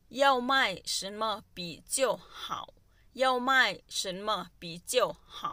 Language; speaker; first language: Chinese; non-native, fluent; Thai